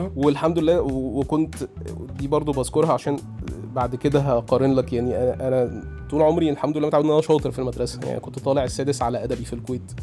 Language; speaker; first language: Egyptian Arabic; early bilingual, heritage; Arabic